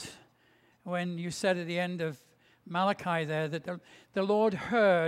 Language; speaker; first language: English; native; English